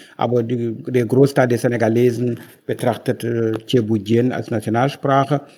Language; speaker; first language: German; non-native, fluent; Wolof